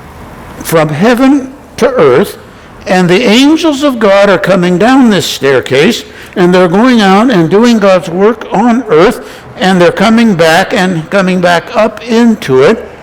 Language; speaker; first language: English; native; English